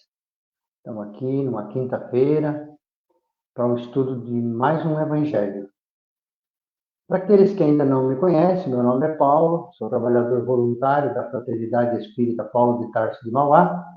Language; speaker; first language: Portuguese; native; Portuguese